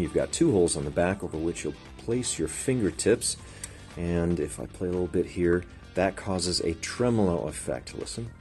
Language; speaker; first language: English; native; English